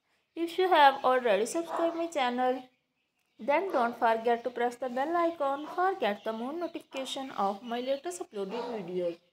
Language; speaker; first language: English; non-native, local second language; Urdu